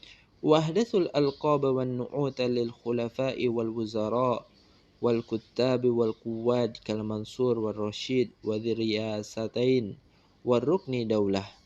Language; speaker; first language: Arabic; non-native, fluent; Indonesian